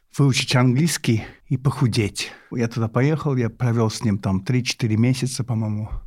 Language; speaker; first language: Russian; non-native, fluent; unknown